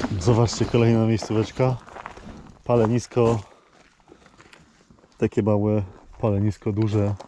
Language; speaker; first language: Polish; native; Polish